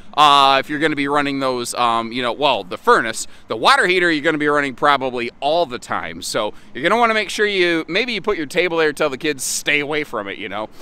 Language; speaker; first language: English; native; English